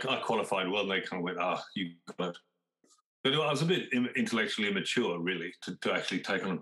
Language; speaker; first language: English; native; English